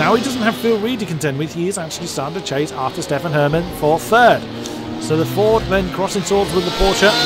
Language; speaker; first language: English; native; English